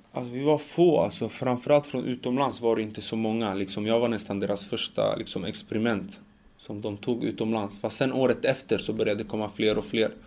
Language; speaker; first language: Swedish; early bilingual, other home language; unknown